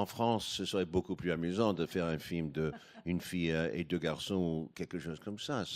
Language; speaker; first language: French; non-native, fluent; English